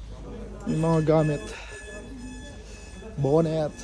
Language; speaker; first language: Filipino; native; Filipino